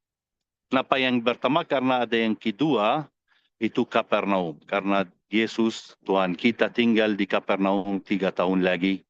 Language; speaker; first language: Indonesian; non-native, fluent; Arabic